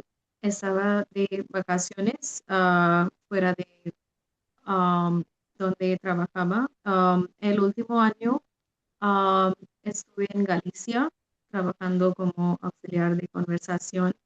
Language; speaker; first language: Spanish; non-native, fluent; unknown